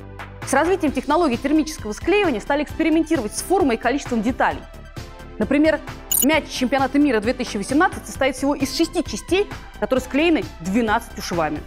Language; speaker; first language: Russian; native; Russian